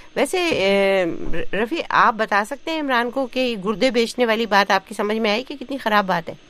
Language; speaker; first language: Urdu; native; Urdu